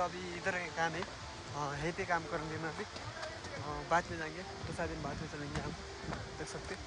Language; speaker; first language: Hindi; non-native, learner; Nepali